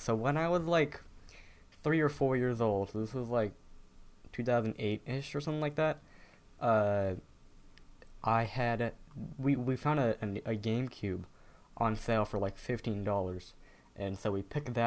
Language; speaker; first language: English; native; English